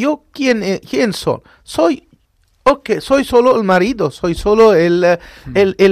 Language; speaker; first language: Spanish; non-native, fluent; Arabic